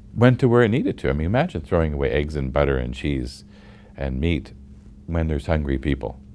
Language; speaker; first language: English; native; English